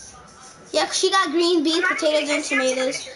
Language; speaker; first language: English; native; English